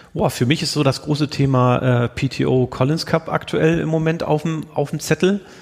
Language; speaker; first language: German; native; German